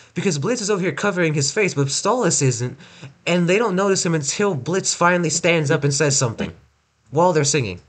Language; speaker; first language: English; native; English